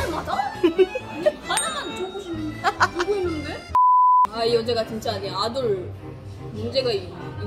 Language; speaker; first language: Korean; non-native, learner; Filipino